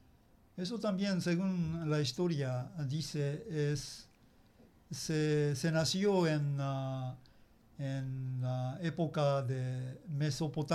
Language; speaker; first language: Spanish; non-native, learner; Japanese